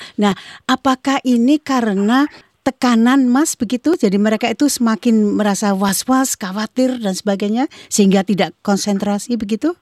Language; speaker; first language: Indonesian; native; Indonesian